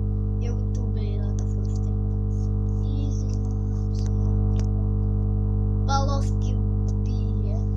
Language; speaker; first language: Russian; non-native, learner; Lithuanian